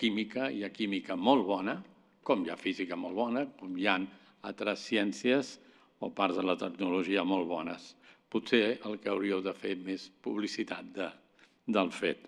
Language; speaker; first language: Catalan; native; Catalan